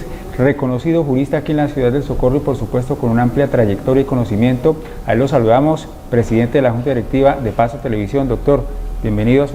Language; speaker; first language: Spanish; native; Spanish